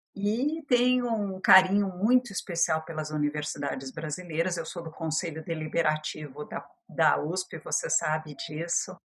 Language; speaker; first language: Portuguese; early bilingual, other home language; French